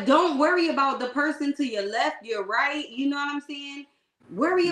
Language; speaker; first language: English; native; English